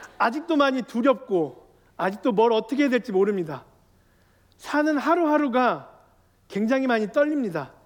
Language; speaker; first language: Korean; native; Korean